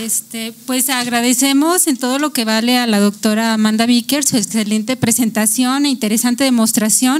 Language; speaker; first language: Spanish; native; Spanish